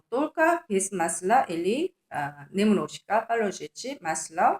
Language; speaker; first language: Russian; non-native, learner; Korean